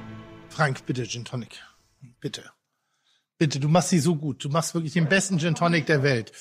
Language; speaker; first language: German; native; German